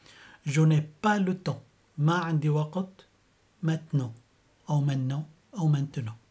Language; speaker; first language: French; non-native, fluent; Arabic